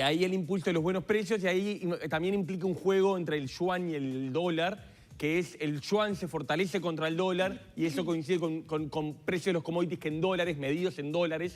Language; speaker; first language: Spanish; native; Spanish